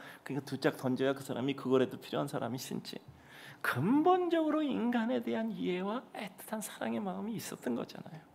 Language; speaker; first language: Korean; native; Korean